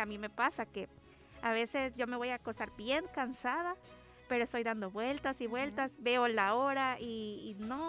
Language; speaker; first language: Spanish; native; Spanish